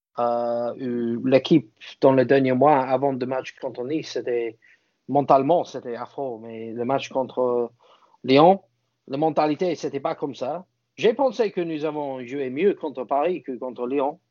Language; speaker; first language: French; non-native, fluent; English